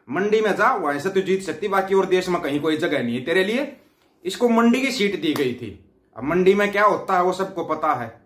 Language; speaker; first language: Hindi; native; Hindi